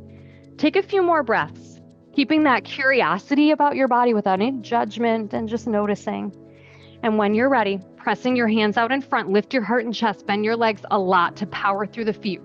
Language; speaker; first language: English; native; English